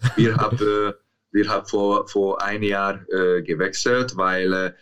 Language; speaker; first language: German; non-native, learner; Hungarian